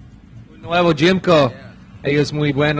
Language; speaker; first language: Spanish; non-native, learner; English